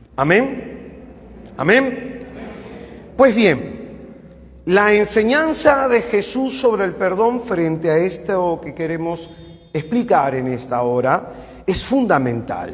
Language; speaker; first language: Spanish; native; Spanish